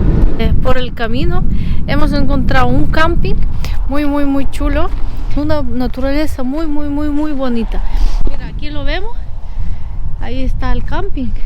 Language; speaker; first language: Spanish; non-native, fluent; Russian